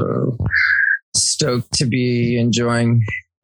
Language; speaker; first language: English; native; English